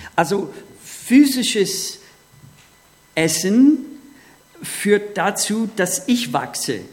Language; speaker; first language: German; non-native, fluent; English